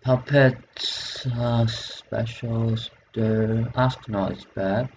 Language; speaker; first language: English; non-native, fluent; Chinese